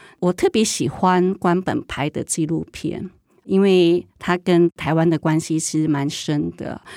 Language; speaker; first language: Chinese; native; Chinese